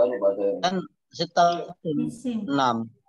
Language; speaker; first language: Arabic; non-native, learner; Indonesian